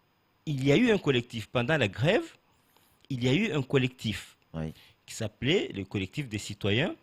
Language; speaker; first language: French; native; French